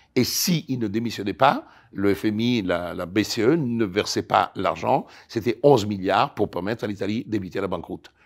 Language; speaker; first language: French; non-native, fluent; Italian